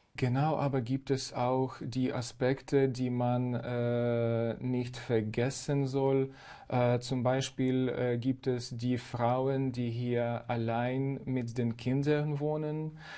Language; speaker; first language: German; non-native, fluent; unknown